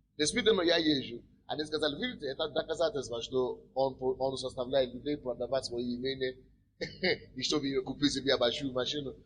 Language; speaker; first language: Russian; non-native, fluent; Yoruba